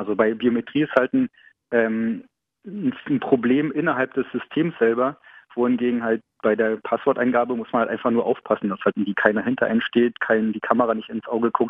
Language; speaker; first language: German; native; German